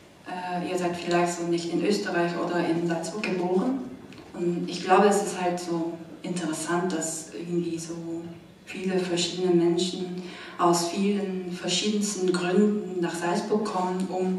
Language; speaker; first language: German; non-native, fluent; Korean